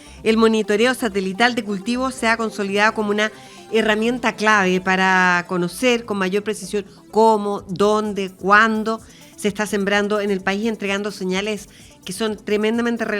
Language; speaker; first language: Spanish; native; Spanish